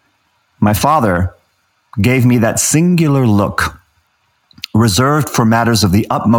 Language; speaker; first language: English; native; English